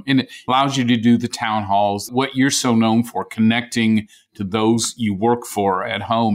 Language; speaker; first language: English; native; English